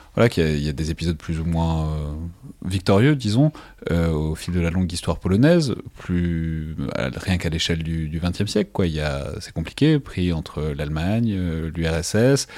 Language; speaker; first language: French; native; French